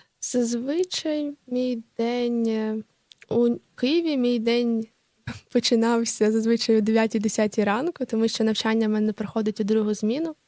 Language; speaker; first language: Ukrainian; native; Ukrainian